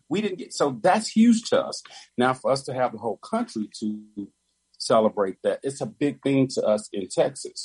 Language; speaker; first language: English; native; English